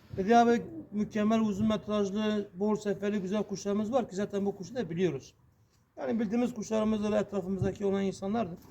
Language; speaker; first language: Turkish; native; Turkish